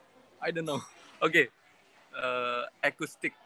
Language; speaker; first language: English; non-native, learner; Indonesian